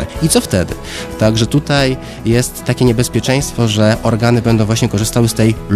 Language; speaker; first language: Polish; native; Polish